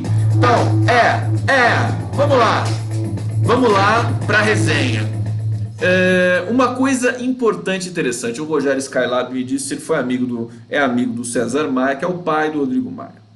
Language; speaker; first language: Portuguese; native; Portuguese